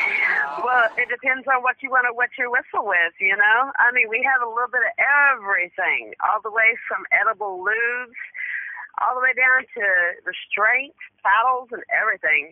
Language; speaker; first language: English; native; English